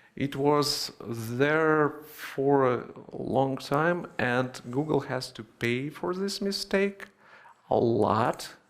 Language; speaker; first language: English; non-native, fluent; Russian